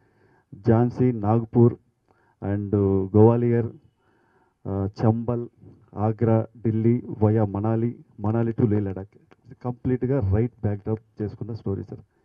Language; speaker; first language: Telugu; native; Telugu